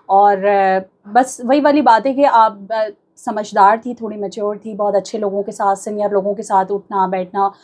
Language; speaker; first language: Urdu; native; Urdu